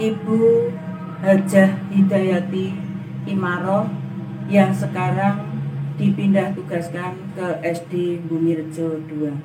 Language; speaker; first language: Indonesian; native; Indonesian